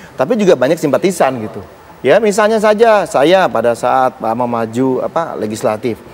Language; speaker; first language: Indonesian; native; Indonesian